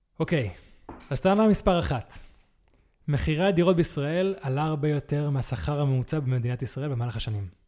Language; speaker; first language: Hebrew; early bilingual, other home language; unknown